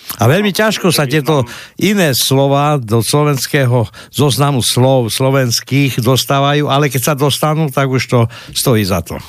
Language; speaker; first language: Slovak; native; Slovak